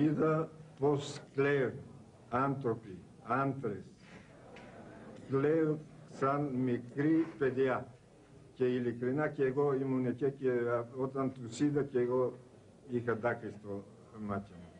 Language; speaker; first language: Greek; non-native, learner; Bulgarian